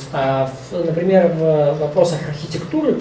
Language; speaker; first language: Russian; native; Russian